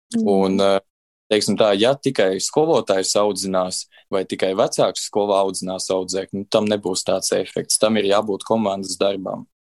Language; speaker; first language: Latvian; native; Latvian